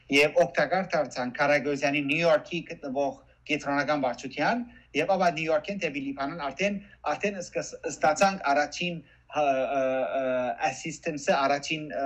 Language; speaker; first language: Armenian; early bilingual, heritage; Armenian